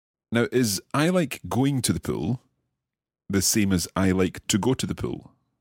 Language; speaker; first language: English; native; English